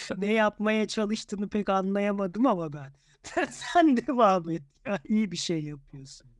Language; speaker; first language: Turkish; native; Turkish